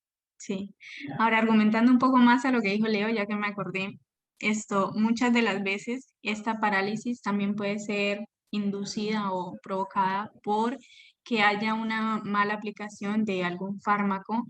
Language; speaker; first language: Spanish; native; Spanish